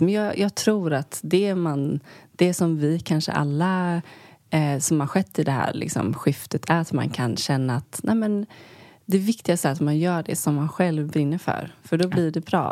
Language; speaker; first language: Swedish; native; Swedish